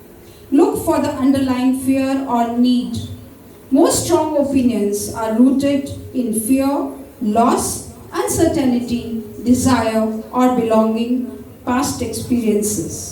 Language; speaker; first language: English; non-native, local second language; Marathi